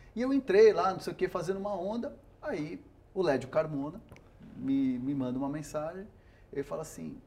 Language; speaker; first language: Portuguese; non-native, local second language; Spanish